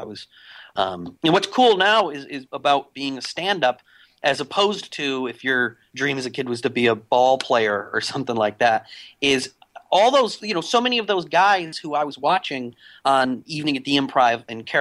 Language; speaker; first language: English; native; English